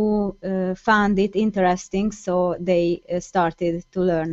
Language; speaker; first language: English; non-native, learner; Hungarian